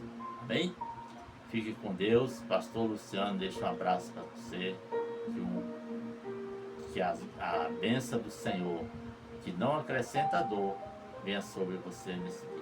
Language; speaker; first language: Portuguese; native; Portuguese